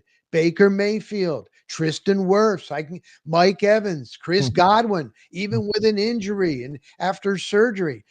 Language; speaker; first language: English; native; English